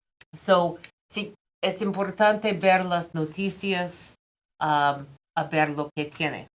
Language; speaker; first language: Spanish; non-native, fluent; English